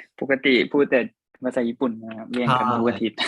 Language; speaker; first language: Thai; native; Thai